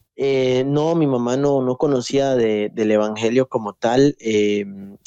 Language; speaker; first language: Spanish; native; Spanish